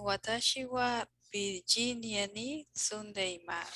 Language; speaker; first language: Japanese; non-native, learner; English